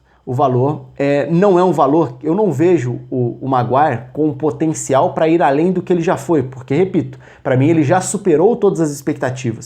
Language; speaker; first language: Portuguese; native; Portuguese